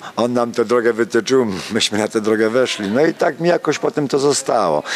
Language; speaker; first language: Polish; native; Polish